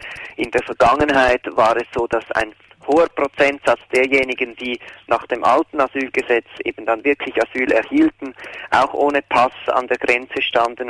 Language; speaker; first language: German; native; German